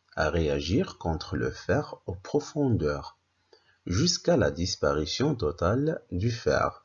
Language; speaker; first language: French; non-native, local second language; Arabic